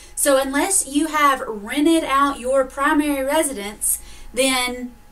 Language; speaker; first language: English; native; English